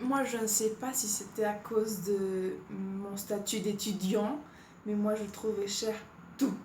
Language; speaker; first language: French; non-native, fluent; Spanish